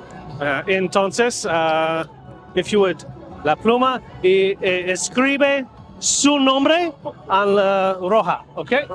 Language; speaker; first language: Spanish; non-native, learner; English